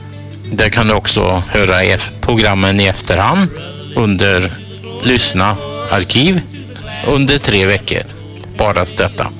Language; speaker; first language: Swedish; native; Swedish